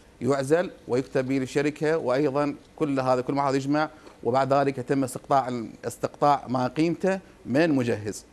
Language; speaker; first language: Arabic; native; Arabic